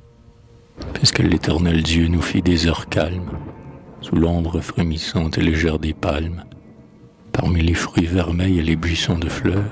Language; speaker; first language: French; native; French